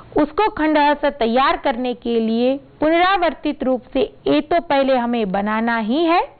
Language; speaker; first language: Hindi; non-native, local second language; Gujarati